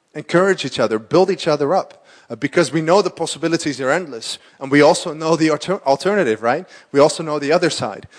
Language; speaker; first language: English; non-native, fluent; Dutch